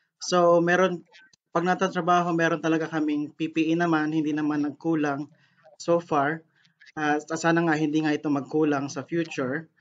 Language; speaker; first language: Filipino; non-native, local second language; Cebuano